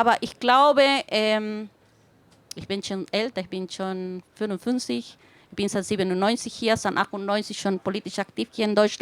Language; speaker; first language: German; non-native, fluent; Spanish